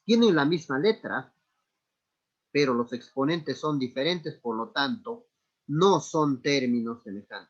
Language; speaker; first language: Spanish; native; Spanish